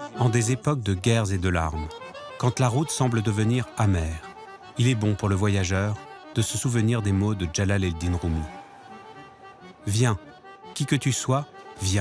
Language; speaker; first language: French; native; French